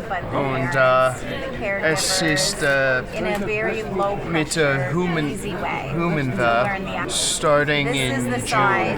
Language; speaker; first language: German; non-native, learner; English